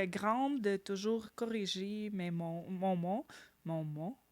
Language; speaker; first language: French; non-native, learner; Ukrainian